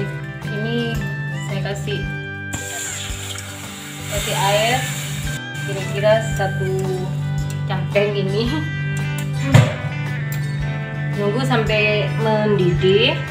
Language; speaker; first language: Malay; non-native, local second language; Madurese